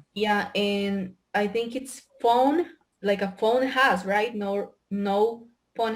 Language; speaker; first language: English; non-native, learner; Spanish